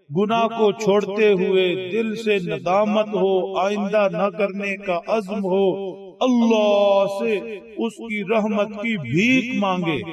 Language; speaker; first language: Urdu; native; Urdu